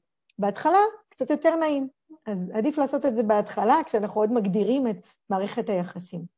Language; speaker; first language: Hebrew; native; Hebrew